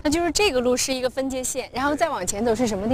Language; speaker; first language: Chinese; native; Chinese